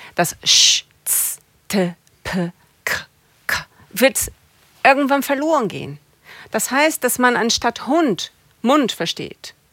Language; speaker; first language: German; non-native, fluent; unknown